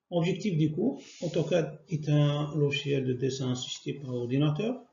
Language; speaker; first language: French; non-native, local second language; Arabic